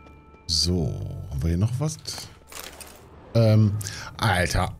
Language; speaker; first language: German; native; German